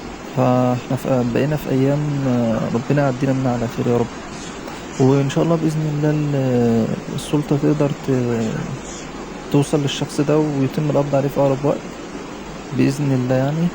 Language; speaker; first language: Arabic; native; Arabic